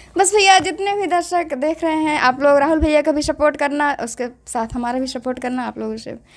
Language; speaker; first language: Hindi; native; Hindi